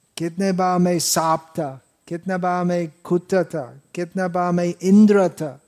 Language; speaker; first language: Hindi; non-native, fluent; English